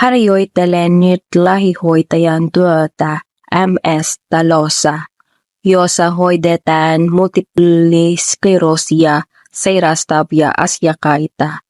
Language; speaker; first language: Finnish; non-native, learner; Filipino